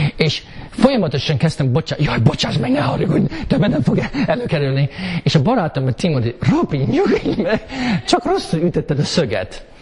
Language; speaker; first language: Hungarian; early bilingual, heritage; Hungarian